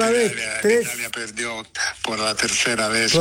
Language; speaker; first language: Spanish; non-native, fluent; Italian